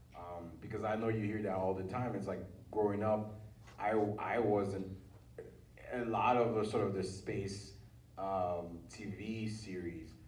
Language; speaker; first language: English; early bilingual, other home language; Haitian Creole